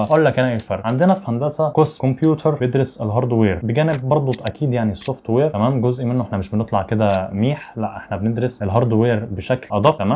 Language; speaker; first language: Arabic; native; Arabic